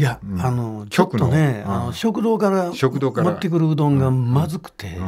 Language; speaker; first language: Japanese; native; Japanese